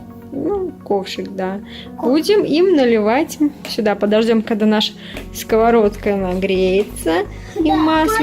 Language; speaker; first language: Russian; native; Russian